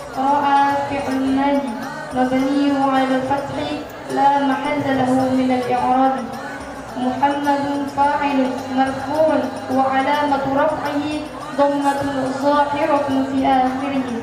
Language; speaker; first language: Arabic; non-native, learner; Indonesian